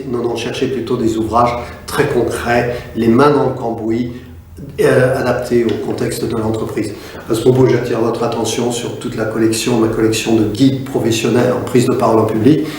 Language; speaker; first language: French; native; French